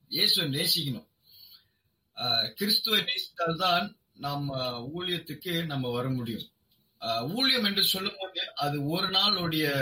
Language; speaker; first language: Tamil; non-native, local second language; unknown